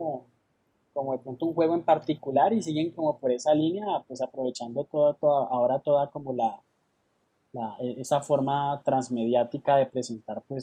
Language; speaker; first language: Spanish; native; Spanish